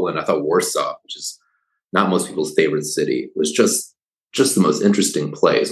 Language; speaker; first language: English; early bilingual, other home language; Polish